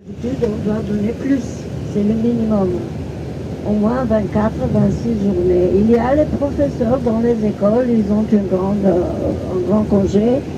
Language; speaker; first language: French; non-native, fluent; Bulgarian